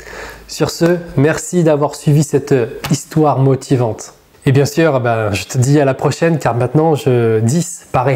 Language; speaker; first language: French; native; French